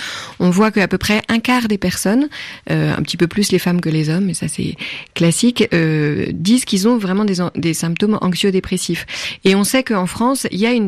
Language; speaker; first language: French; native; French